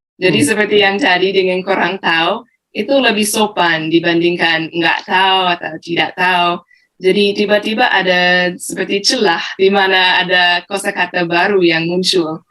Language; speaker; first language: Indonesian; non-native, fluent; English